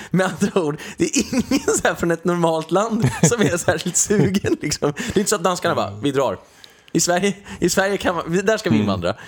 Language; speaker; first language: Swedish; native; Swedish